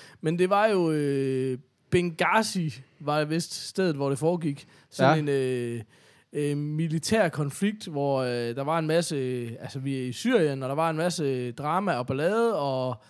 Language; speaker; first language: Danish; native; Danish